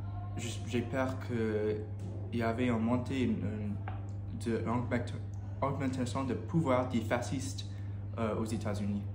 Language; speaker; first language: French; non-native, learner; English